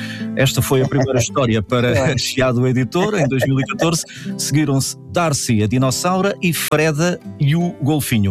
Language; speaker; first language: Portuguese; native; Portuguese